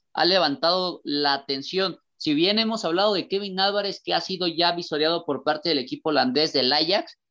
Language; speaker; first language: Spanish; native; Spanish